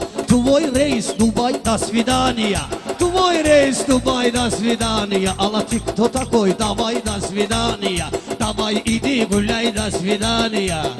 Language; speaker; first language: Russian; non-native, learner; Talysh